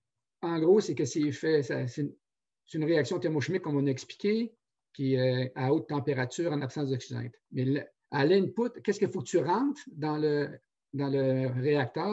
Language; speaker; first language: French; native; French